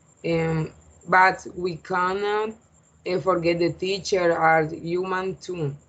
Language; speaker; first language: English; non-native, learner; Spanish